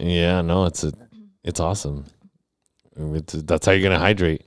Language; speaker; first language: English; early bilingual, other home language; Spanish